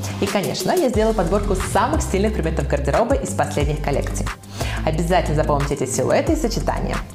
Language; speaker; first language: Russian; native; Russian